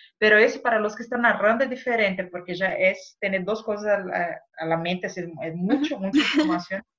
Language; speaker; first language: Spanish; non-native, fluent; Portuguese